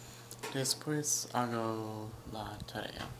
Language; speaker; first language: Spanish; non-native, learner; English